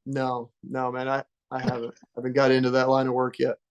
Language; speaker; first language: English; native; English